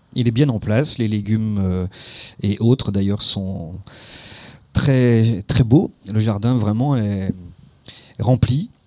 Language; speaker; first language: French; native; French